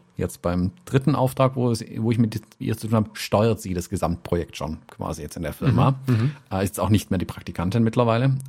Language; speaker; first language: German; native; German